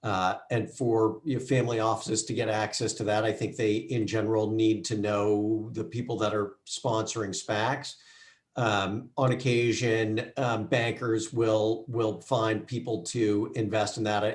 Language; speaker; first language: English; native; English